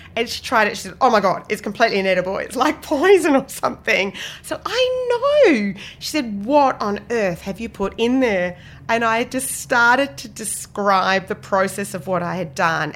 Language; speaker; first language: English; native; English